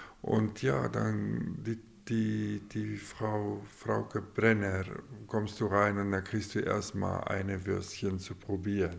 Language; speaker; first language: German; non-native, local second language; Afrikaans